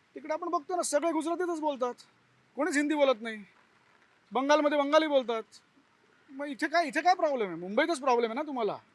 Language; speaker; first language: Marathi; non-native, local second language; Gujarati